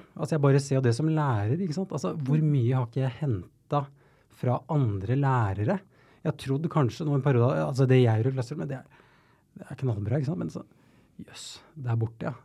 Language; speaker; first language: Norwegian; native; Norwegian